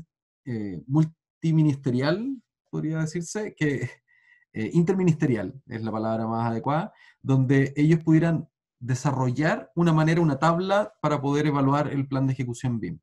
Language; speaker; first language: Spanish; native; Spanish